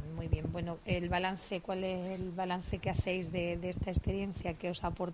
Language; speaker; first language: Spanish; native; Spanish